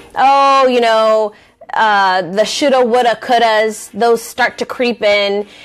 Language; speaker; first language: English; native; English